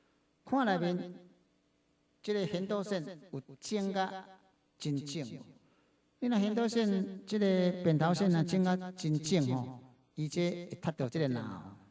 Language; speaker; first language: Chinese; non-native, local second language; Min Nan Chinese